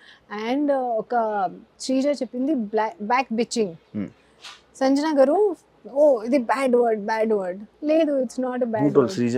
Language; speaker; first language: Telugu; non-native, local second language; Hindi